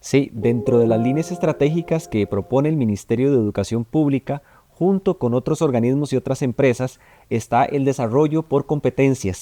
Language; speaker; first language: Spanish; native; Spanish